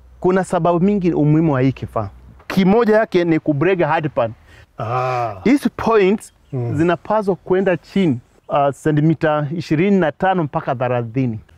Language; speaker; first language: Swahili; non-native, local second language; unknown